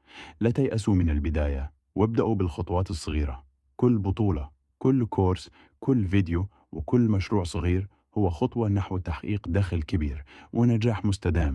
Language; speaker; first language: Arabic; native; Arabic